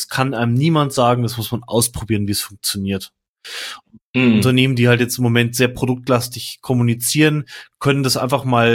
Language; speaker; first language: German; native; German